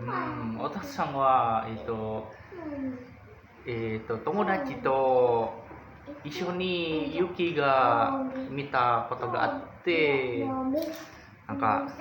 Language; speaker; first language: Japanese; non-native, learner; Indonesian